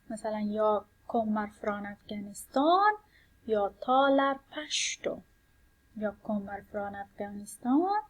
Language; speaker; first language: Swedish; non-native, fluent; Persian